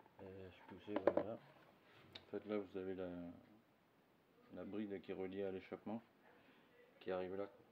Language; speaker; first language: French; native; French